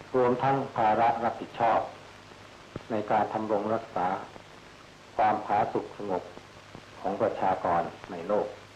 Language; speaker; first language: Thai; native; Thai